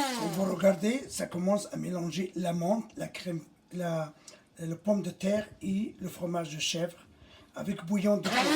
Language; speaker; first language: French; non-native, fluent; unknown